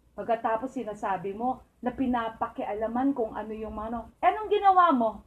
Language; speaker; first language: Filipino; non-native, local second language; Iloko